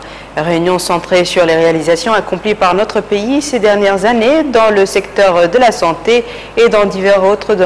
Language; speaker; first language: French; non-native, local second language; Arabic